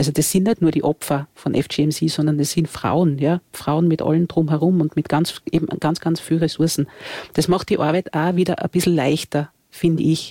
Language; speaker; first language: German; native; German